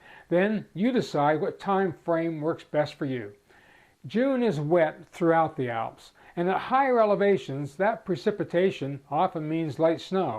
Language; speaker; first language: English; native; English